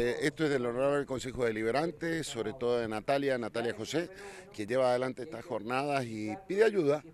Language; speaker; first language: Spanish; native; Spanish